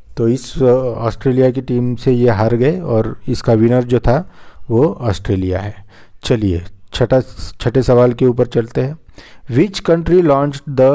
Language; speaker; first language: Hindi; non-native, local second language; Marathi